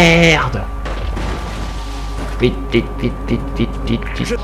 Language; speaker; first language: French; native; French